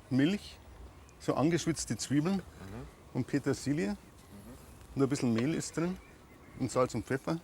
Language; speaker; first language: German; native; German